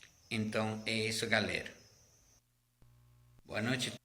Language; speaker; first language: Portuguese; non-native, fluent; Spanish